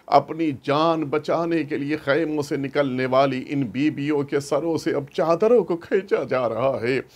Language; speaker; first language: Urdu; native; Urdu